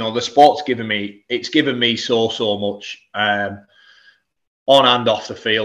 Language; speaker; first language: English; native; English